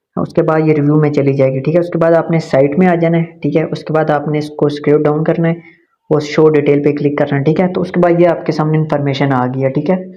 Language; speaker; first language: Urdu; non-native, local second language; Punjabi